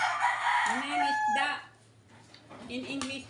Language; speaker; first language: English; non-native, learner; Filipino